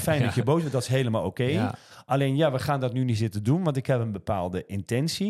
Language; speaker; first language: Dutch; native; Dutch